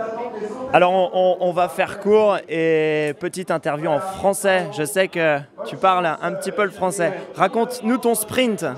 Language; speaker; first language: French; native; French